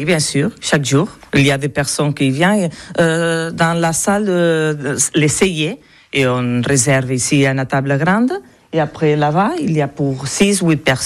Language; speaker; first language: French; non-native, learner; Catalan